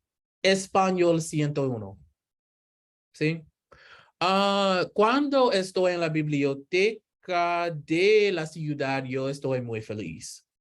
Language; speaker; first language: Spanish; non-native, learner; English